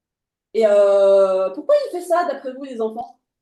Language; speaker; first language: French; native; French